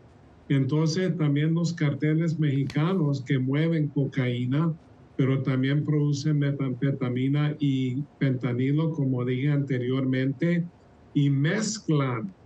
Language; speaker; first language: Spanish; early bilingual, heritage; Spanish